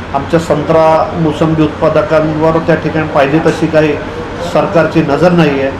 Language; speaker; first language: Marathi; native; Marathi